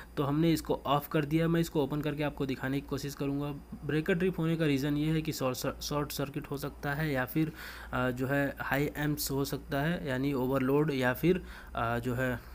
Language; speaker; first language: Hindi; native; Hindi